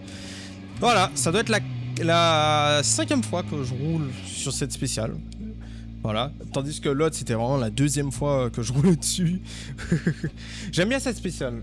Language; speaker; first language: French; native; French